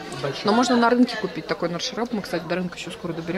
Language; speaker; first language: Russian; native; Russian